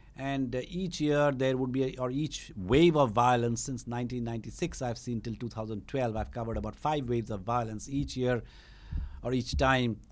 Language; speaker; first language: English; non-native, local second language; Bangla